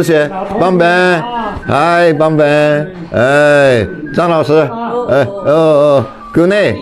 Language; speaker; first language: Chinese; non-native, fluent; Japanese